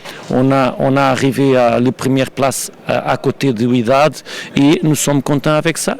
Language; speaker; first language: French; non-native, learner; Portuguese